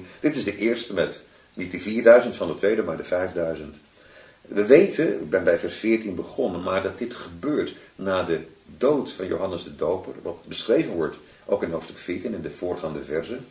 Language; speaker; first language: Dutch; native; Dutch